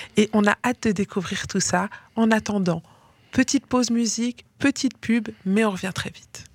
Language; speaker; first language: French; native; French